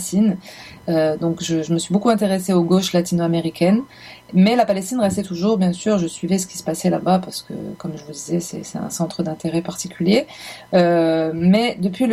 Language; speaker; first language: French; non-native, local second language; Arabic